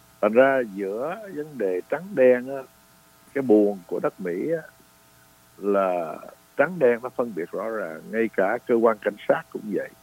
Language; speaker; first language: Vietnamese; native; Vietnamese